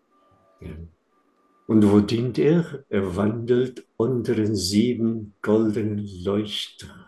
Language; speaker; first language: German; non-native, fluent; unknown